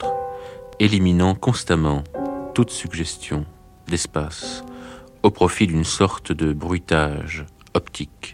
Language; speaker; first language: French; native; French